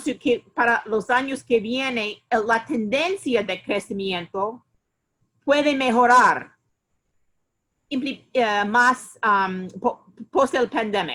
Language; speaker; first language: Spanish; non-native, fluent; English